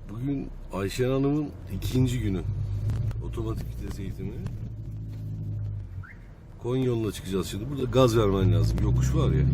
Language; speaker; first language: Turkish; native; Turkish